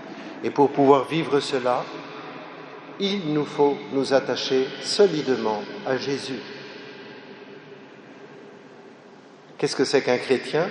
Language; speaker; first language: French; native; French